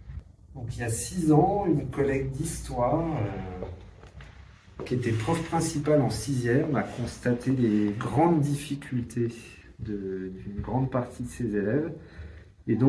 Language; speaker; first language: French; native; French